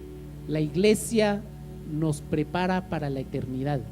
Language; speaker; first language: Spanish; native; Spanish